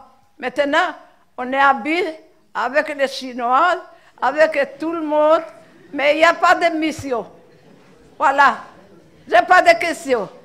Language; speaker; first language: French; non-native, local second language; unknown